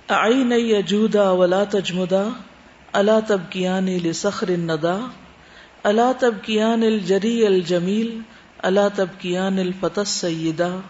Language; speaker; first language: Urdu; native; Urdu